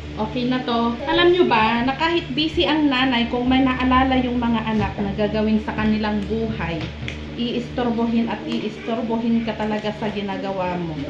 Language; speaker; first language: Filipino; non-native, local second language; Iloko